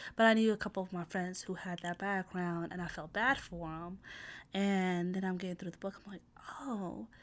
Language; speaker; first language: English; non-native, fluent; Arabic